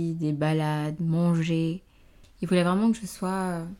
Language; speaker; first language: French; native; French